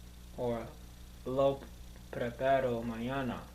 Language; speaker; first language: Spanish; non-native, learner; English